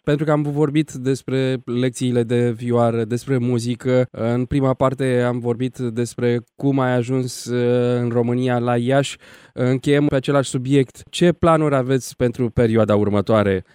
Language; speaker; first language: Romanian; native; Romanian